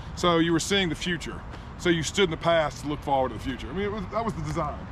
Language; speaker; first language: English; native; English